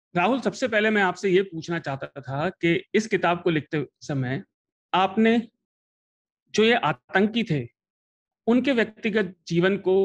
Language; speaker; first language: Hindi; native; Hindi